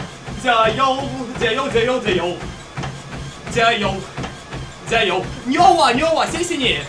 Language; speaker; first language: Chinese; non-native, learner; Russian